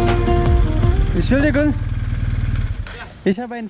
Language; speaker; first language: German; non-native, learner; Pashto